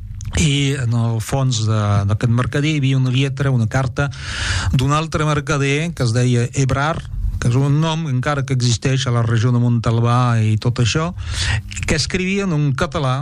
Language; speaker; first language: Catalan; non-native, fluent; French